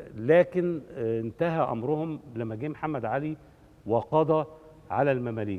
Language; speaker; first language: Arabic; native; Arabic